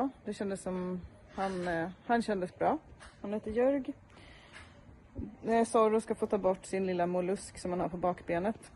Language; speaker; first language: Swedish; native; Swedish